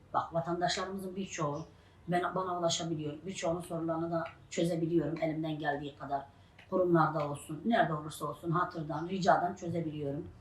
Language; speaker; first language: Turkish; non-native, local second language; Arabic